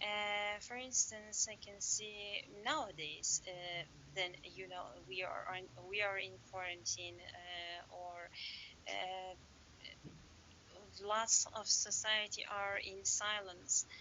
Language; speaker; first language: English; non-native, learner; Persian